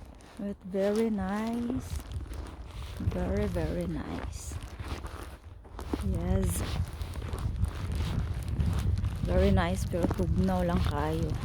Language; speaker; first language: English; non-native, local second language; Cebuano